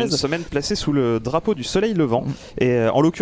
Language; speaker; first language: French; native; French